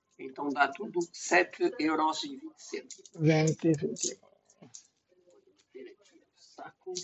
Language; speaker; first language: Portuguese; non-native, learner; English